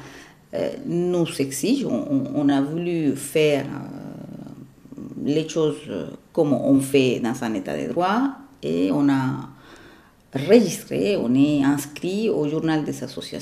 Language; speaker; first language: French; non-native, fluent; Spanish